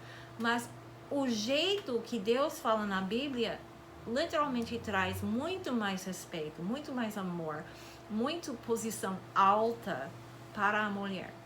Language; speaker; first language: Portuguese; non-native, fluent; English